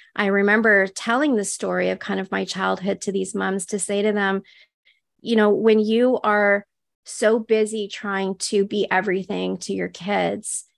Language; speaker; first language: English; native; English